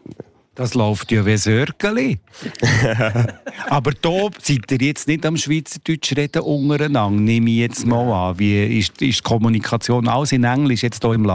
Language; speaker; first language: German; native; German